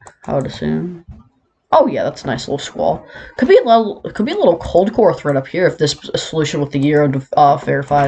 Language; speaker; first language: English; native; English